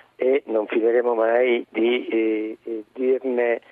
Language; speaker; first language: Italian; native; Italian